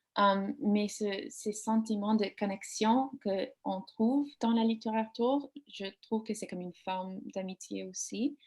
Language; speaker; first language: French; non-native, learner; English